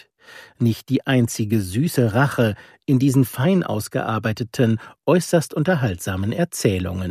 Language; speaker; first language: German; native; German